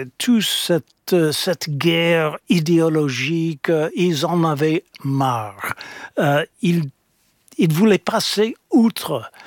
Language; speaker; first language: French; non-native, fluent; English